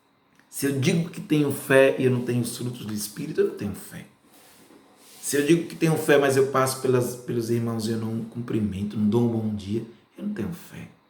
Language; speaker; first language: Portuguese; native; Portuguese